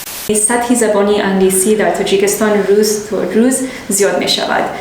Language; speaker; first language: Persian; non-native, learner; English